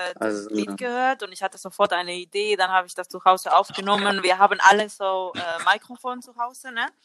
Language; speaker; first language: German; non-native, learner; Spanish